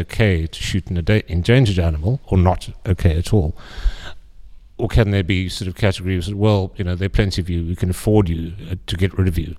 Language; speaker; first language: English; native; English